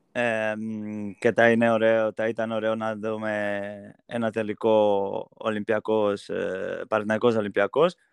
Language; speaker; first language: Greek; non-native, fluent; Portuguese